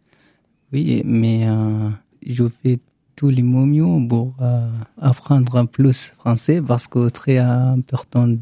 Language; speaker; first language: French; non-native, learner; Arabic